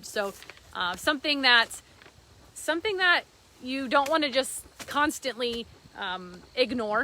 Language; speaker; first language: English; native; English